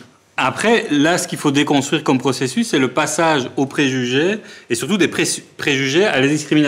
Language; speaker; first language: French; native; French